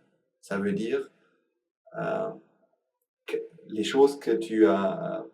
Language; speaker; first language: French; non-native, learner; Sinhala